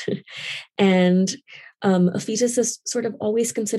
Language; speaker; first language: English; non-native, local second language; Urdu